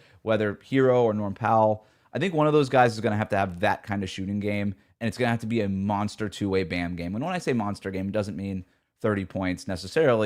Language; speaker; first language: English; native; English